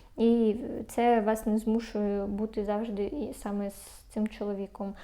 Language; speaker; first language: Ukrainian; native; Ukrainian